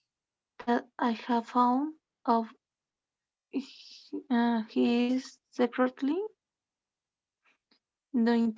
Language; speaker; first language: English; non-native, learner; Spanish